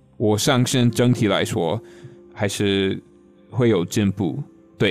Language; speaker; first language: Chinese; non-native, fluent; English